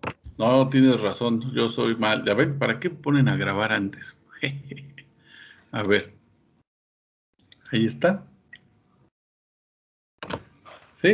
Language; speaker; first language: Spanish; native; Spanish